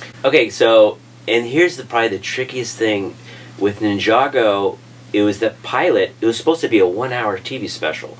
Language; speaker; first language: English; native; English